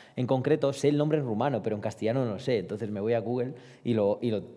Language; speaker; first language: Spanish; early bilingual, other home language; Romanian